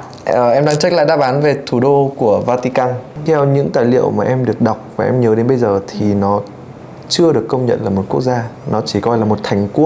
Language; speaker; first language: Vietnamese; native; Vietnamese